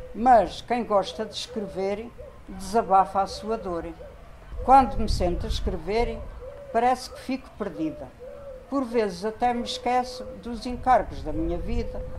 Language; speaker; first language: Portuguese; native; Portuguese